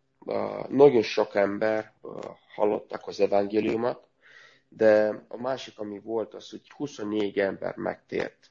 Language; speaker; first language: Hungarian; non-native, learner; Romanian